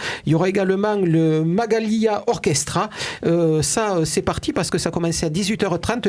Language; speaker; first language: French; native; French